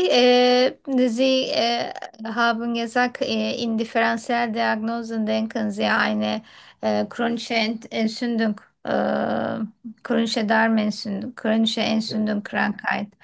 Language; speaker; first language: German; non-native, learner; Turkish